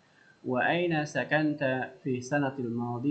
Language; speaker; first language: Arabic; non-native, fluent; Indonesian